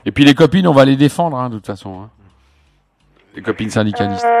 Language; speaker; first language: French; native; French